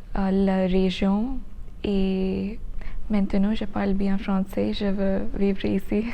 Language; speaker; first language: French; non-native, learner; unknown